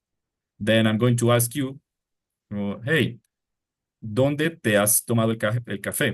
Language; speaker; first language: Spanish; non-native, fluent; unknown